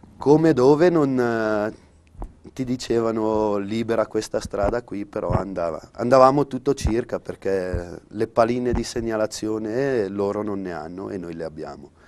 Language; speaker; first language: Italian; native; Italian